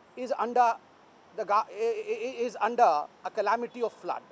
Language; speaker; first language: English; non-native, local second language; Hindi